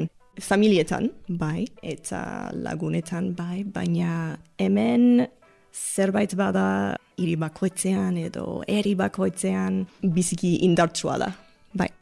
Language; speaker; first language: Basque; non-native, fluent; English